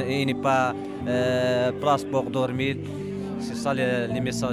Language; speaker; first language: French; non-native, learner; Arabic